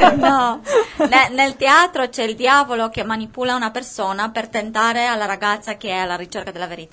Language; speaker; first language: Italian; non-native, fluent; Spanish